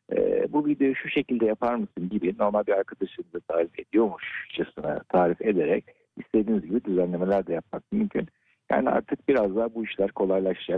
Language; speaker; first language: Turkish; native; Turkish